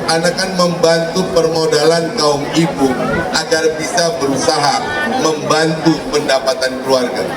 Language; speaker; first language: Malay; non-native, local second language; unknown